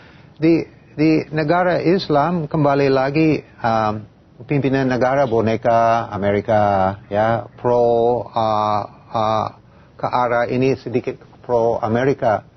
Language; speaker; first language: Indonesian; non-native, fluent; English